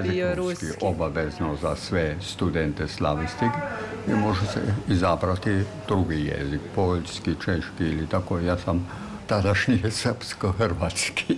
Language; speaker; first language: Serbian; non-native, fluent; German